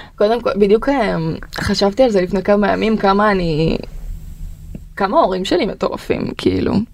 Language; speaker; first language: Hebrew; early bilingual, other home language; Russian